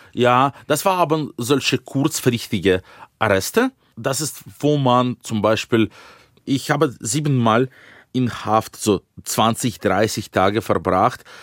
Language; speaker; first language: German; non-native, fluent; Russian